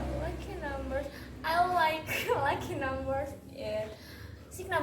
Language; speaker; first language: English; non-native, learner; Indonesian